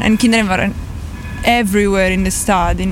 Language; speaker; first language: Dutch; non-native, learner; Italian